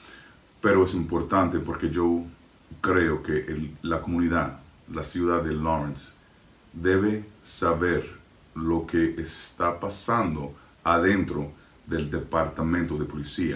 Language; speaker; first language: Spanish; non-native, fluent; English